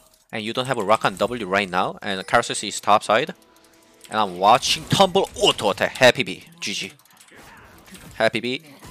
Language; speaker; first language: English; non-native, fluent; Korean